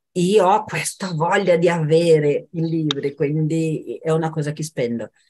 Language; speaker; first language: Italian; non-native, fluent; Portuguese